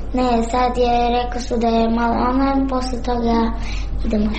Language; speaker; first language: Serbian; non-native, learner; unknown